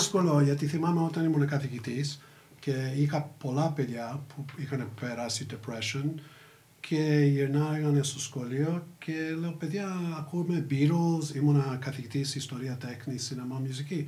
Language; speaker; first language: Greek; early bilingual, heritage; English